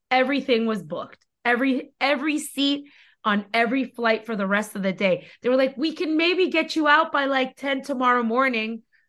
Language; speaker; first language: English; early bilingual, other home language; Spanish